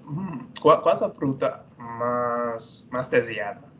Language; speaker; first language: Spanish; non-native, fluent; English